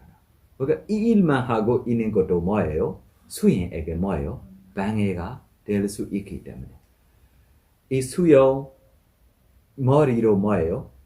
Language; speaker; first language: Korean; non-native, fluent; Burmese